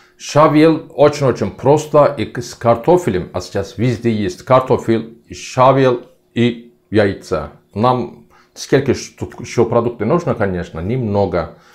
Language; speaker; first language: Russian; non-native, learner; Turkish